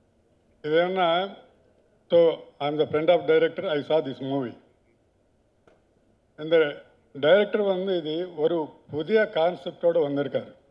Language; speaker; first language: Tamil; non-native, learner; Telugu